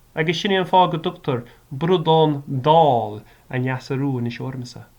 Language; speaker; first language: Irish; native; Irish